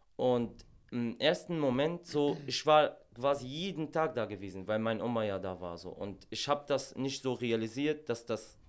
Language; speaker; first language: German; non-native, fluent; Arabic